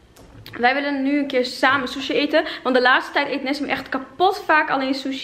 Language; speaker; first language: Dutch; native; Dutch